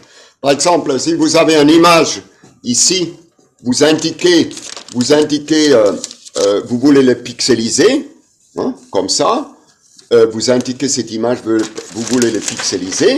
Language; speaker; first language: French; non-native, fluent; German